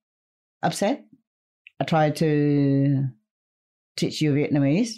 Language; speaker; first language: English; non-native, fluent; Vietnamese